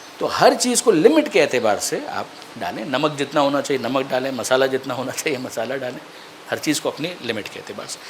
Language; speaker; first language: Urdu; non-native, local second language; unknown